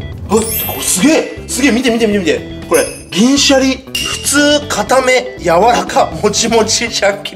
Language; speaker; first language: Japanese; native; Japanese